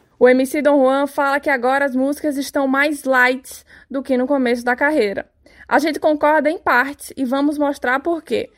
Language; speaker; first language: Portuguese; native; Portuguese